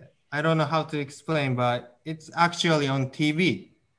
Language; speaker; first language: English; non-native, fluent; Japanese